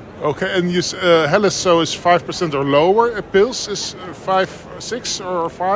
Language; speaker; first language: English; non-native, fluent; Dutch